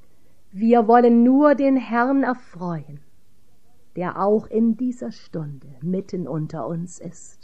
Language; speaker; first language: German; native; German